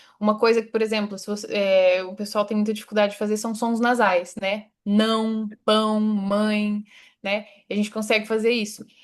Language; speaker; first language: Portuguese; native; Portuguese